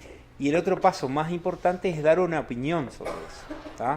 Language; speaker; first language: Spanish; native; Spanish